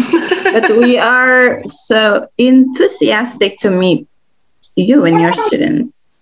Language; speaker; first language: English; non-native, fluent; Indonesian